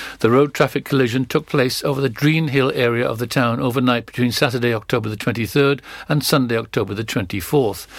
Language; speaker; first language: English; native; English